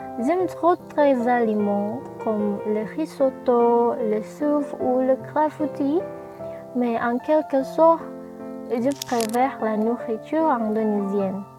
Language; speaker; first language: French; non-native, learner; Indonesian